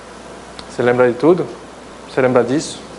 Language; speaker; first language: Portuguese; non-native, fluent; French